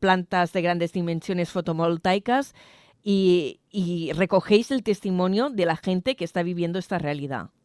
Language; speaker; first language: Spanish; non-native, local second language; Catalan